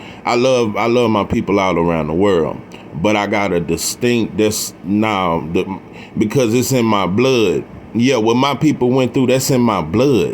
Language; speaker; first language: English; native; English